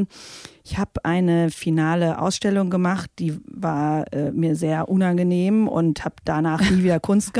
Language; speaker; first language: German; native; German